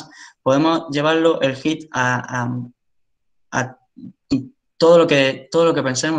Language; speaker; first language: Spanish; native; Spanish